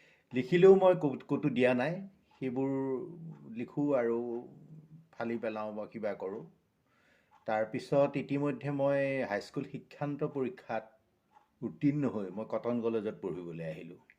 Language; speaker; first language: Assamese; native; Assamese